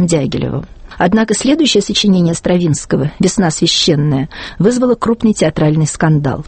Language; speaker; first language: Russian; native; Russian